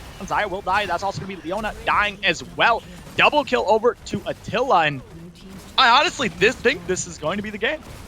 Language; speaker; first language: English; native; English